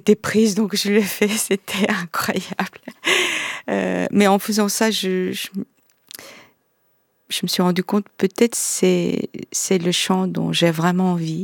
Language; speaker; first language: French; non-native, fluent; Korean